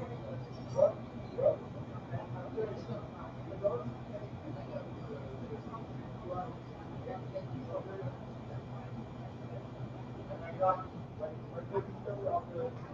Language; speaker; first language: English; non-native, learner; French